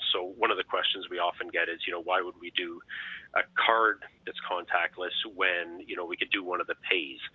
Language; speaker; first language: English; native; English